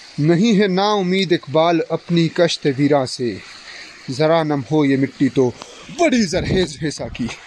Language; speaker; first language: Urdu; non-native, local second language; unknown